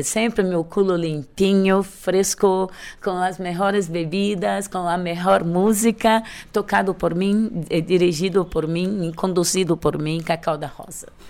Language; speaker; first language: Spanish; non-native, learner; Portuguese